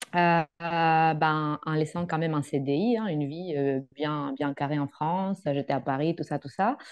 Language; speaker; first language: French; non-native, fluent; Greek